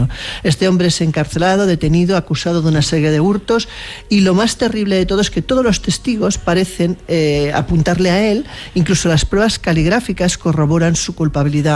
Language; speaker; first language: Spanish; native; Spanish